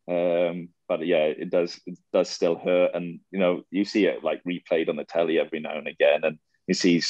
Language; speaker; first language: English; native; English